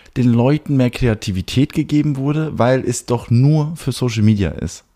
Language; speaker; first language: German; early bilingual, heritage; German